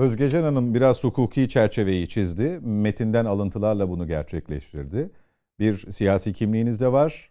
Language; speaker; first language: Turkish; native; Turkish